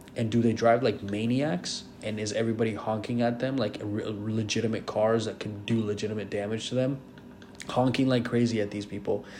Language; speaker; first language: English; non-native, fluent; Spanish